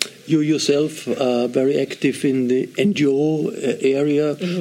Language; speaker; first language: English; non-native, fluent; German